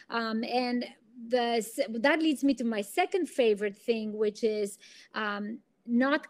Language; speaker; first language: English; non-native, fluent; Greek